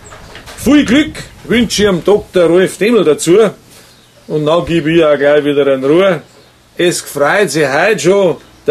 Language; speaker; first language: German; native; German